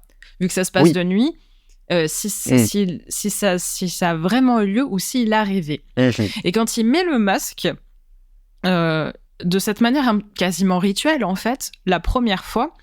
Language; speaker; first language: French; native; French